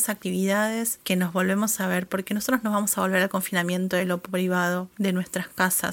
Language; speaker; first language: Spanish; native; Spanish